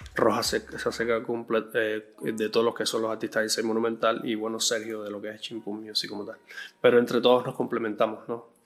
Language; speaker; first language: Spanish; native; Spanish